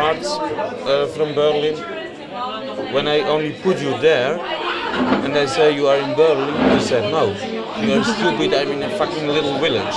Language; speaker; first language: English; non-native, learner; Swiss German